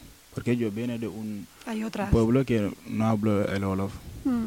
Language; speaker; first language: Spanish; non-native, learner; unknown